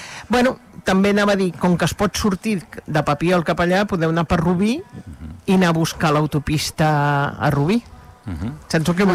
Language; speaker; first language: Catalan; native; Catalan